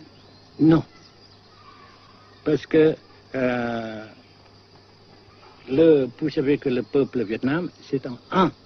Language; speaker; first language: French; non-native, fluent; Vietnamese